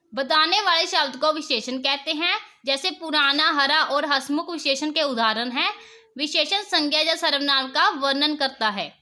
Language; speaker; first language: Hindi; non-native, local second language; Punjabi